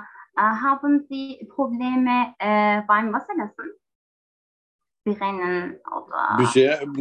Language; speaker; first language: German; non-native, learner; Turkish